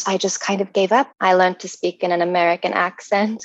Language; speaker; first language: English; native; English